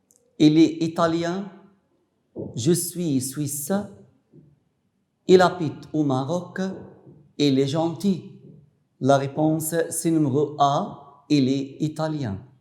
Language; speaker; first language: French; non-native, fluent; Arabic